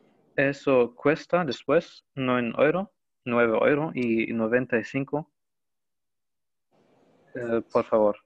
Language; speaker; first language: Spanish; non-native, learner; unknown